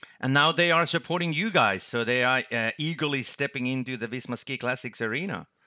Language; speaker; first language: English; non-native, fluent; Finnish